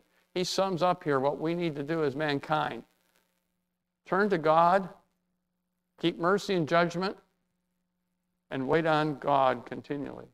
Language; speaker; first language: English; native; English